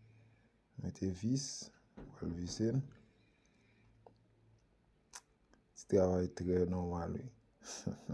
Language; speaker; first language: French; non-native, local second language; Haitian Creole